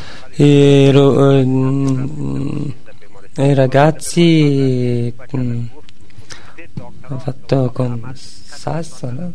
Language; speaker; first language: Italian; non-native, learner; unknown